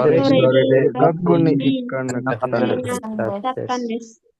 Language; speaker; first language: Japanese; non-native, learner; Indonesian